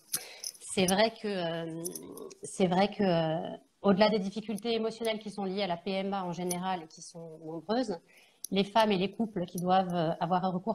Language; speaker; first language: French; native; French